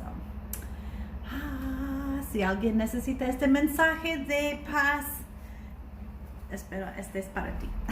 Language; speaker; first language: Spanish; non-native, learner; English